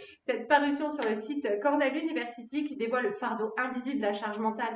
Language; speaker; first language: French; native; French